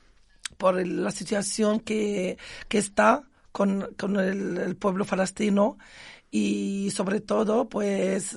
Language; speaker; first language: Spanish; non-native, local second language; Arabic